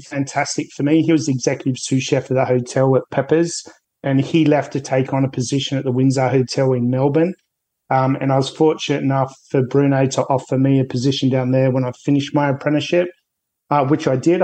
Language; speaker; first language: English; native; English